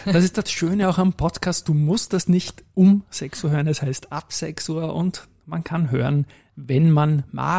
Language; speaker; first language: German; native; German